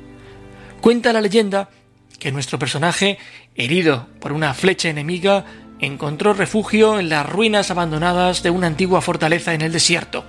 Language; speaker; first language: Spanish; native; Spanish